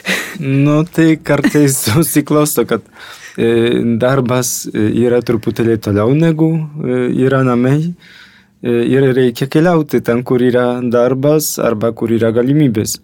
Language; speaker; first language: Lithuanian; early bilingual, heritage; Lithuanian